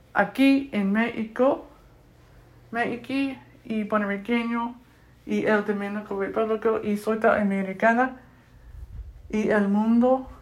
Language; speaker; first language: Spanish; non-native, learner; English